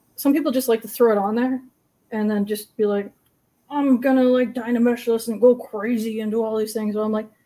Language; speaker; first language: English; native; English